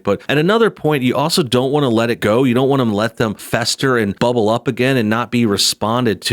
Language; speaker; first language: English; native; English